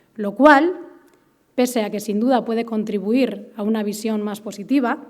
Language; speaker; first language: Spanish; native; Spanish